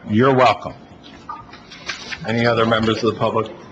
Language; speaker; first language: English; native; English